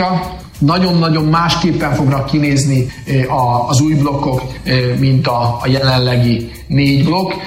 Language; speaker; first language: Hungarian; native; Hungarian